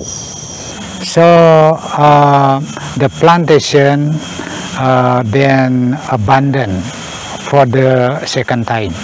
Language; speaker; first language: English; non-native, learner; Indonesian